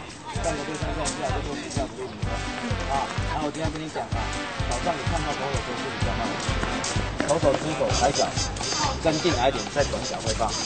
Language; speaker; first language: Chinese; native; Chinese